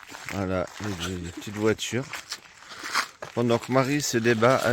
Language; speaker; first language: French; native; French